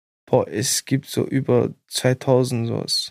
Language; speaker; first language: German; non-native, fluent; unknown